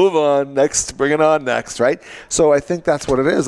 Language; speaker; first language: English; native; English